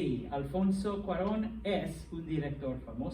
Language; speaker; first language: Spanish; non-native, fluent; English